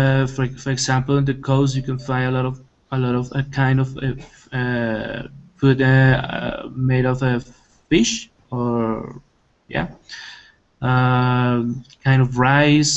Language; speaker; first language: English; non-native, learner; Spanish